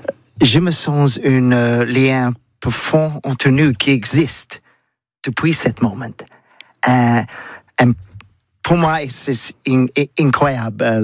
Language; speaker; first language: French; non-native, learner; English